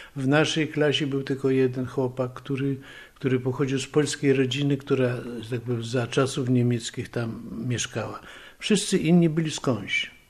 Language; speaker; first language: Polish; early bilingual, other home language; Russian